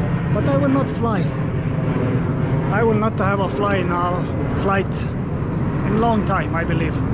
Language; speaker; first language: English; non-native, fluent; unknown